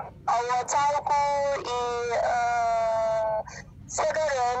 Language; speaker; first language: Chinese; non-native, fluent; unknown